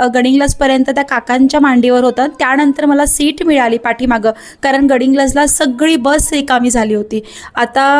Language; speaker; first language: Marathi; native; Marathi